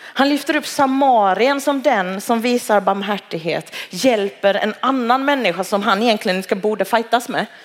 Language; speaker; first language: Swedish; early bilingual, other home language; Cantonese